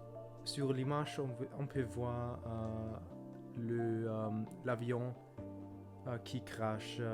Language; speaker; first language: French; non-native, learner; German